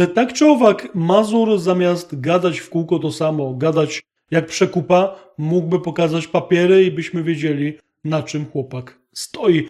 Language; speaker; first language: Polish; native; Polish